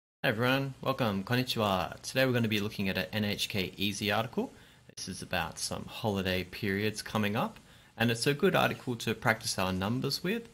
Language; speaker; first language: English; native; English